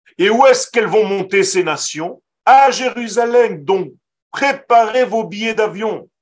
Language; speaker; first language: French; non-native, fluent; Hebrew